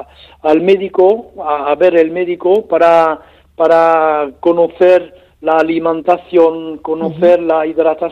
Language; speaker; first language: Spanish; non-native, learner; French